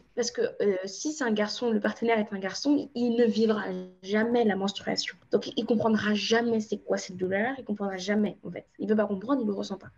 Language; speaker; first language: French; native; French